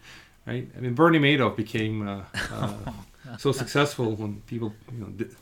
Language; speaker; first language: English; non-native, fluent; Russian